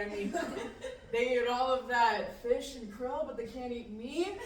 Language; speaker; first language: English; native; English